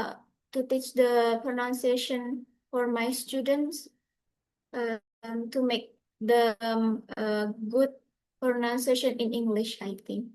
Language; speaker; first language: English; non-native, fluent; Indonesian